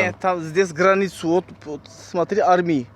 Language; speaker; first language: Russian; non-native, local second language; Uzbek